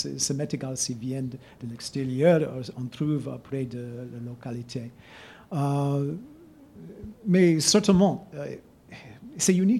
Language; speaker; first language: French; non-native, fluent; English